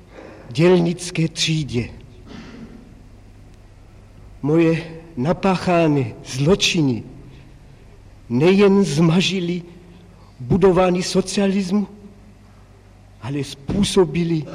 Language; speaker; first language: Czech; non-native, local second language; German